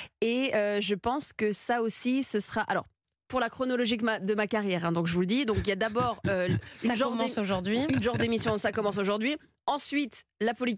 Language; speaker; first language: French; native; French